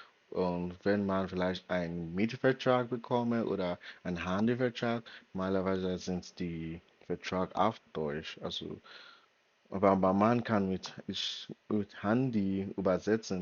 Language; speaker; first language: German; non-native, learner; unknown